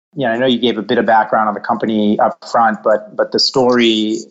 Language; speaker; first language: English; native; English